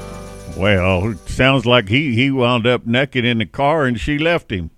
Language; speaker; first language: English; native; English